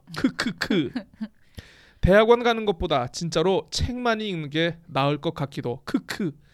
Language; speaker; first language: Korean; native; Korean